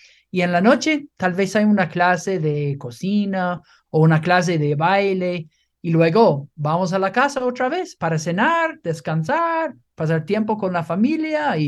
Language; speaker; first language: Spanish; non-native, fluent; English